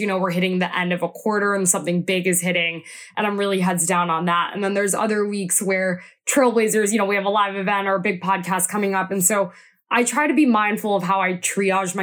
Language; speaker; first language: English; native; English